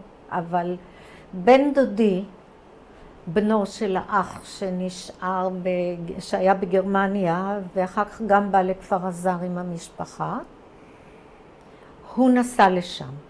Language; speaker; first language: Hebrew; early bilingual, other home language; Croatian